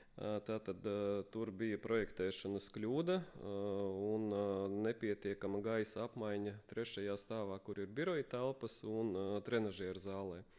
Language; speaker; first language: Latvian; native; Latvian